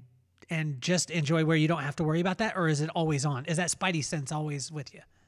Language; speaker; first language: English; native; English